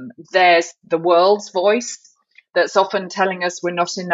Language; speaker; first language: English; native; English